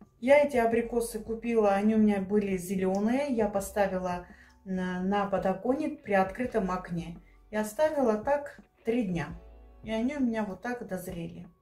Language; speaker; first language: Russian; non-native, local second language; Armenian